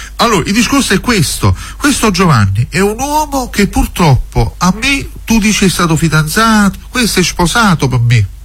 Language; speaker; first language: Italian; native; Italian